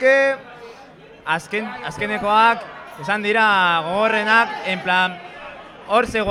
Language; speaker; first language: Basque; non-native, local second language; Spanish